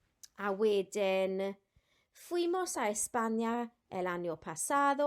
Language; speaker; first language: Spanish; non-native, fluent; Welsh